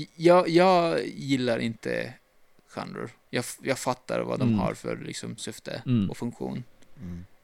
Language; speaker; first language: Swedish; non-native, fluent; Turkish